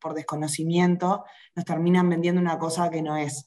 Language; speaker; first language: Spanish; native; Spanish